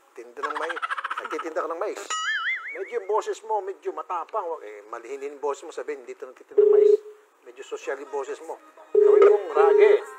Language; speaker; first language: Filipino; native; Filipino